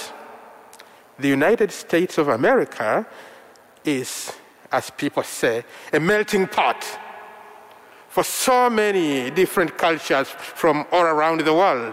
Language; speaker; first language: English; non-native, local second language; Ganda